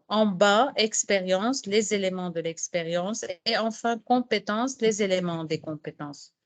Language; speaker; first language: French; non-native, fluent; Arabic